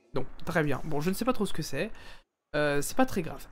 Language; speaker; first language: French; native; French